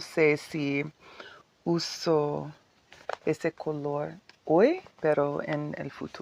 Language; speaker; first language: Spanish; non-native, learner; English